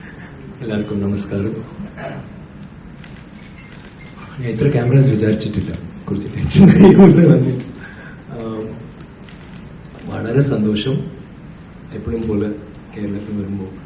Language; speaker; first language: Malayalam; non-native, learner; Tamil